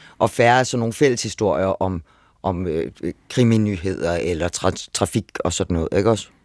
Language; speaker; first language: Danish; native; Danish